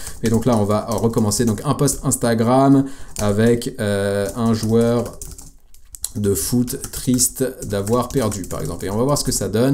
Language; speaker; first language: French; native; French